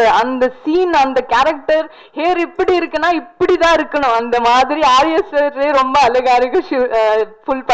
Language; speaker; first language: Tamil; non-native, learner; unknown